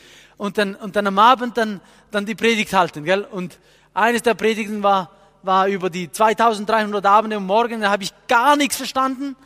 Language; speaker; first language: German; non-native, fluent; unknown